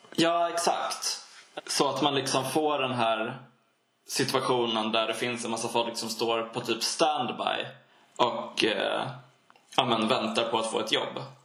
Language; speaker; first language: Swedish; native; Swedish